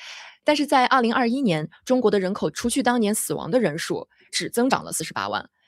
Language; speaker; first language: Chinese; native; Chinese